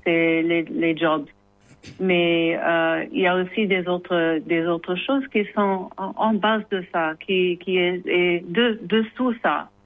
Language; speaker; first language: French; non-native, learner; English